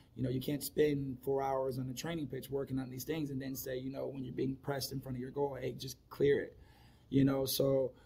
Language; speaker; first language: English; native; English